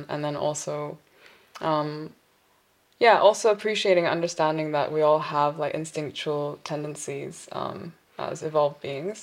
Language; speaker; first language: English; non-native, local second language; Korean